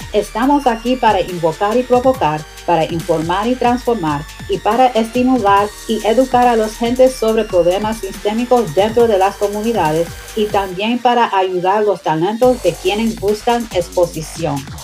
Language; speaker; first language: Spanish; non-native, learner; English